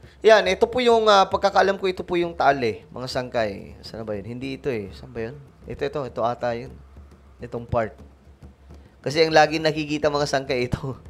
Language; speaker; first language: Filipino; non-native, local second language; Cebuano